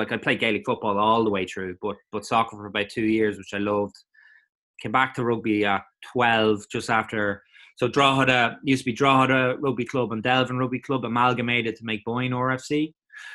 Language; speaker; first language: English; native; English